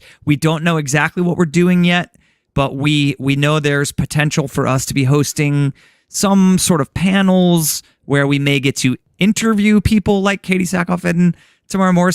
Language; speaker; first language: English; native; English